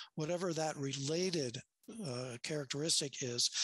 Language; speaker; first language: English; native; English